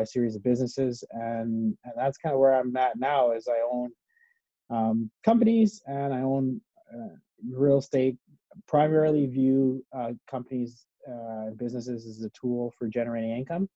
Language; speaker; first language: English; native; English